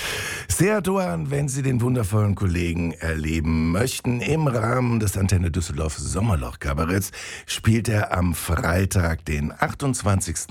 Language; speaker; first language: German; native; German